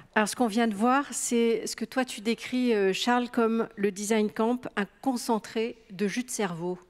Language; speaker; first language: French; native; French